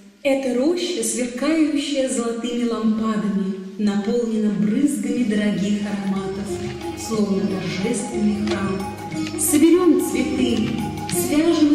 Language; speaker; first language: Russian; native; Russian